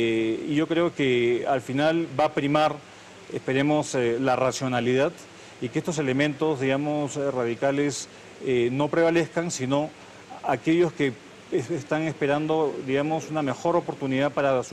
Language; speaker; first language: Spanish; native; Spanish